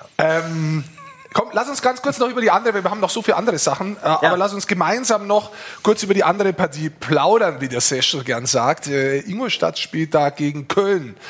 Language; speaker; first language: German; native; German